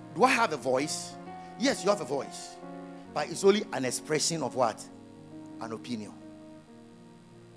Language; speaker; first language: English; non-native, local second language; Ewe